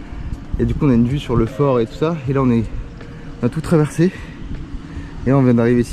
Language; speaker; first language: French; native; French